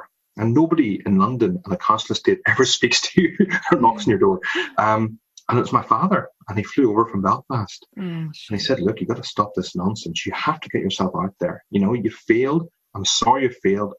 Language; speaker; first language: English; native; English